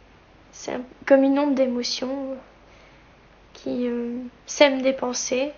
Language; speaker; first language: French; native; French